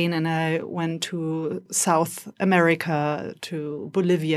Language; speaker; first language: English; non-native, fluent; German